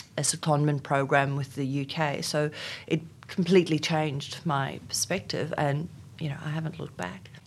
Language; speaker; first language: English; non-native, local second language; Afrikaans